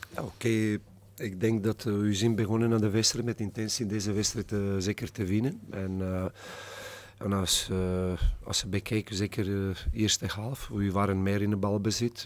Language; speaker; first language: Dutch; non-native, fluent; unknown